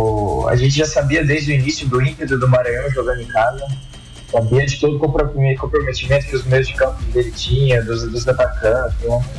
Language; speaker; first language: Portuguese; native; Portuguese